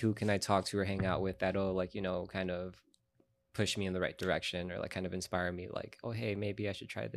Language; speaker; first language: English; native; English